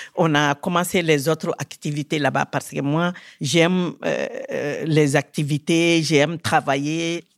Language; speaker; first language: French; non-native, local second language; Bambara